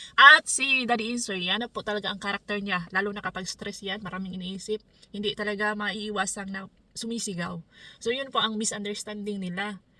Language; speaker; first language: Filipino; non-native, local second language; Cebuano